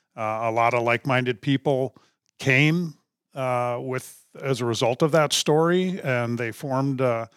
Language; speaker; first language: English; native; English